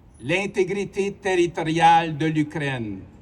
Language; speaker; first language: French; non-native, local second language; Ukrainian